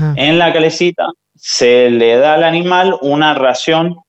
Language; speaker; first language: Spanish; native; Spanish